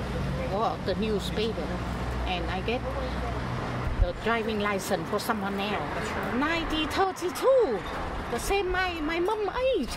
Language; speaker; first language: English; non-native, learner; Vietnamese